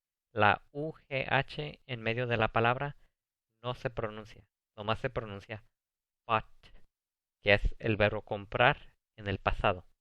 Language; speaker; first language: Spanish; early bilingual, heritage; Spanish